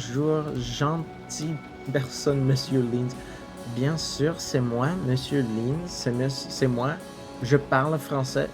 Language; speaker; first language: French; non-native, local second language; English